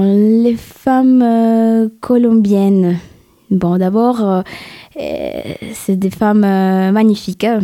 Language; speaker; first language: French; non-native, fluent; Spanish